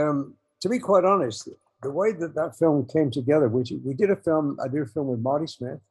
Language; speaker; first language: English; native; English